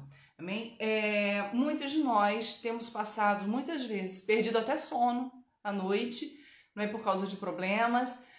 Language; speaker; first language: Portuguese; native; Portuguese